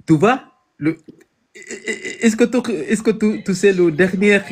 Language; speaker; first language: French; non-native, learner; Arabic